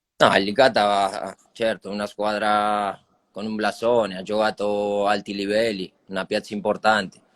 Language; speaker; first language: Italian; non-native, fluent; Spanish